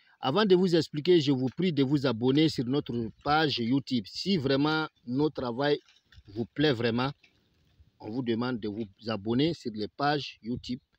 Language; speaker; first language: French; non-native, local second language; Bambara